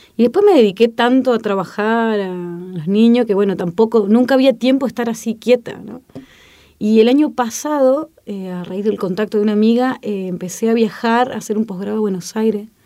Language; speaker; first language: Spanish; native; Spanish